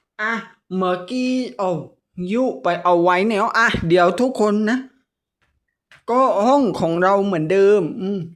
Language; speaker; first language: Thai; native; Thai